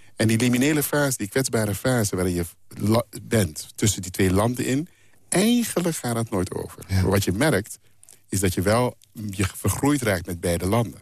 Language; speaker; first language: Dutch; non-native, local second language; Papiamento